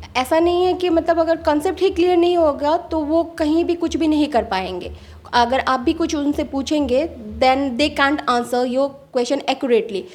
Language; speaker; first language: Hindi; non-native, local second language; Assamese